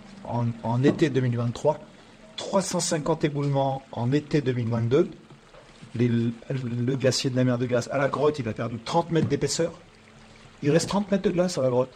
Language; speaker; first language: French; native; French